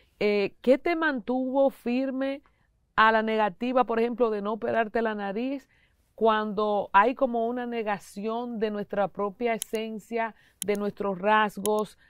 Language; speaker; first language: Spanish; native; Spanish